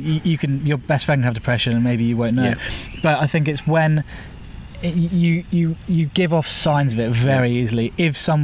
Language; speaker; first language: English; native; English